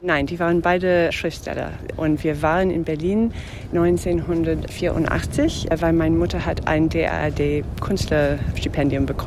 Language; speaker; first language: German; non-native, fluent; English